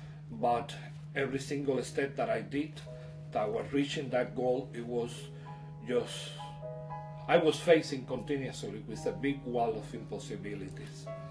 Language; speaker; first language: English; non-native, fluent; Spanish